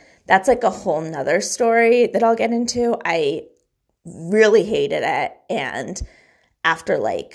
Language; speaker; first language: English; native; English